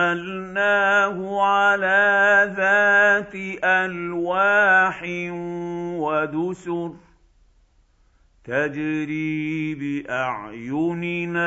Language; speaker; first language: Arabic; native; Arabic